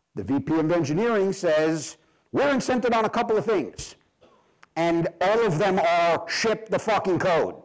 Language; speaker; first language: English; native; English